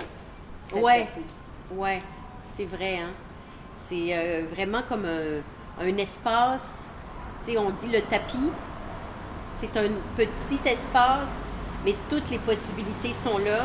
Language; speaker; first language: French; native; French